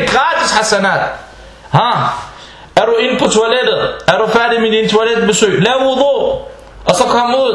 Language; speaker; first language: Danish; early bilingual, other home language; Arabic